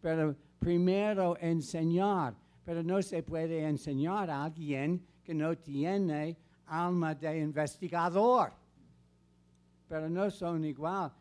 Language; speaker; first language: Spanish; non-native, fluent; English